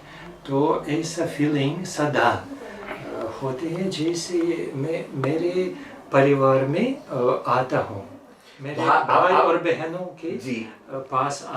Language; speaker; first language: Hindi; non-native, fluent; Russian